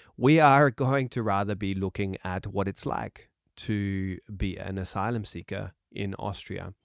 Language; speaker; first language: English; native; English